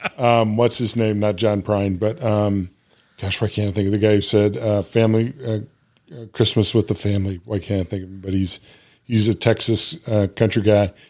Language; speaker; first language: English; native; English